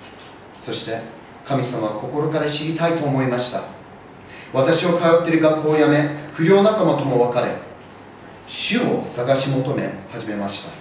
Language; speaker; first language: Japanese; early bilingual, other home language; English